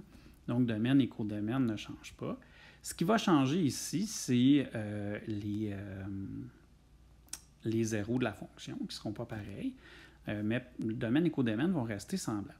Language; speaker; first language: French; native; French